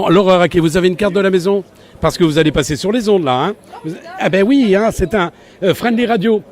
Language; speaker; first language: French; native; French